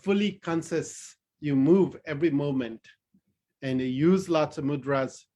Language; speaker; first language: English; non-native, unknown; Newari